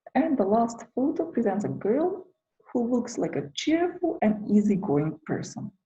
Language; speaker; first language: English; non-native, fluent; Macedonian